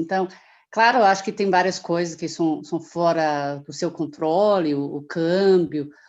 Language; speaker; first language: Portuguese; non-native, fluent; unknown